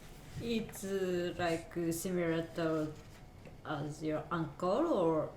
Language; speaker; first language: English; non-native, learner; Japanese